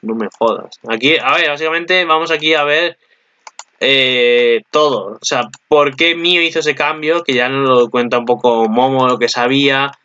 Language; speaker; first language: Spanish; native; Spanish